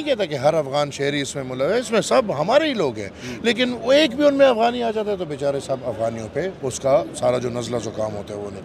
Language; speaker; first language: Hindi; non-native, local second language; Pashto